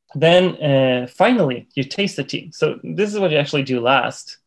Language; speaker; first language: English; non-native, fluent; Swedish